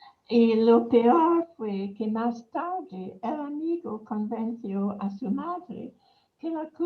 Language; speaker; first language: Spanish; non-native, fluent; English